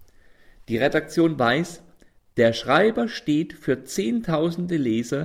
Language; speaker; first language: German; native; German